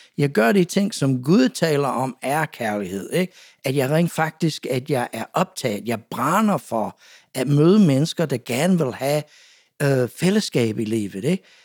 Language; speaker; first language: Danish; non-native, fluent; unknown